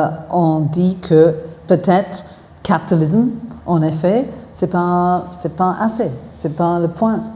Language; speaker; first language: French; non-native, fluent; English